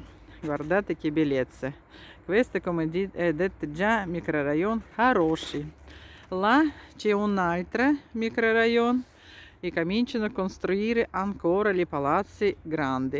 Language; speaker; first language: Italian; non-native, fluent; Russian